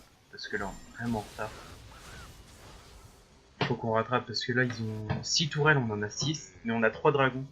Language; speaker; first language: French; native; French